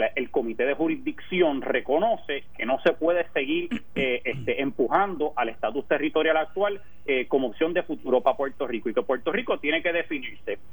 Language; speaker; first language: Spanish; native; Spanish